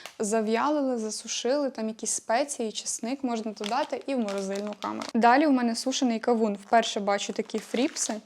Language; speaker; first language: Ukrainian; non-native, local second language; Russian